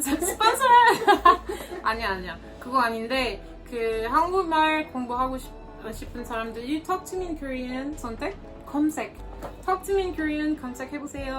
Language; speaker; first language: Korean; non-native, fluent; French